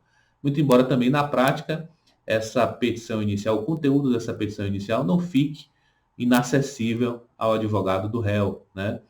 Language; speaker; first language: Portuguese; native; Portuguese